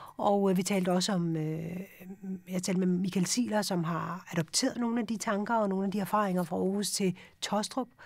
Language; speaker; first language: Danish; early bilingual, other home language; Urdu